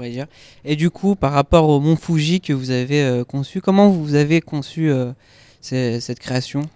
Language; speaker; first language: French; native; French